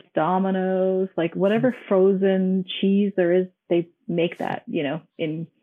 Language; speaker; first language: English; non-native, local second language; Cantonese